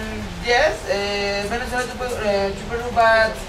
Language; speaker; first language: English; non-native, learner; Spanish